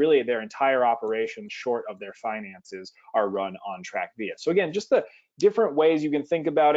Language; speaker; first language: English; native; English